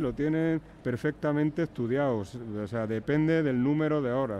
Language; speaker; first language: Spanish; native; Spanish